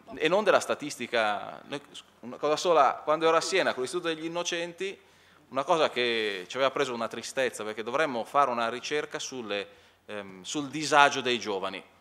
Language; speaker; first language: Italian; native; Italian